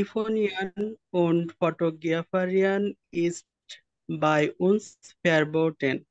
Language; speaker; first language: German; non-native, learner; Bangla